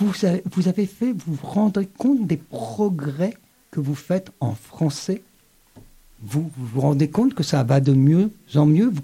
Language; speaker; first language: French; native; French